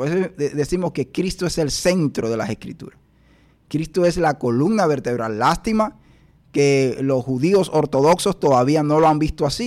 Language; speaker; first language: Spanish; native; Spanish